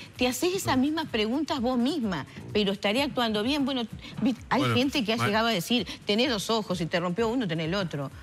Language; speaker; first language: Spanish; native; Spanish